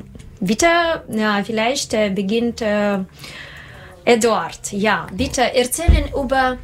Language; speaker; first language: German; non-native, learner; Russian